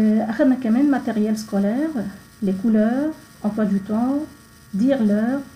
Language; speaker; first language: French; non-native, fluent; Arabic